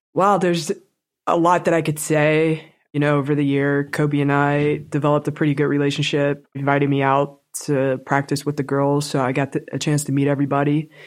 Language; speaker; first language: English; native; English